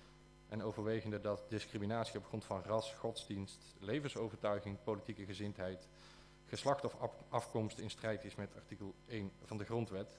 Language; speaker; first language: Dutch; native; Dutch